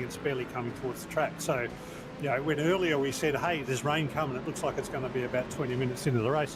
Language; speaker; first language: English; native; English